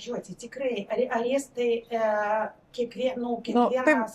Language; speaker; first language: Lithuanian; non-native, learner; Russian